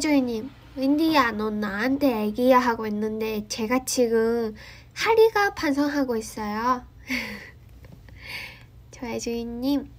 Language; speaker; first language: Korean; non-native, learner; Japanese